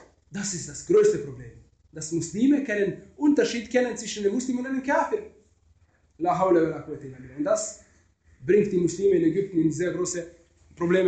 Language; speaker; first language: German; non-native, fluent; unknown